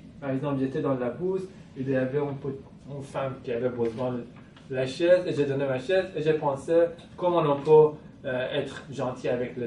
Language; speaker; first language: French; non-native, fluent; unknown